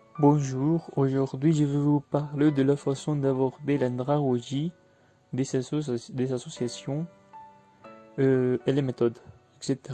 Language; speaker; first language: French; non-native, fluent; Spanish